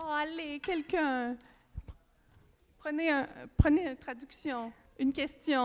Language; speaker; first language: French; native; French